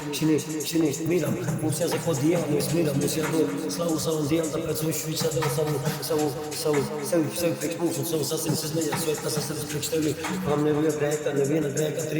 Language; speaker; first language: Latvian; non-native, local second language; Russian